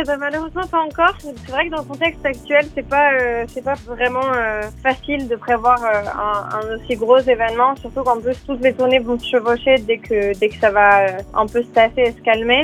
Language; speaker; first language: French; native; French